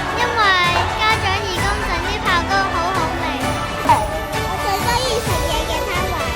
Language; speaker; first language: Cantonese; native; Cantonese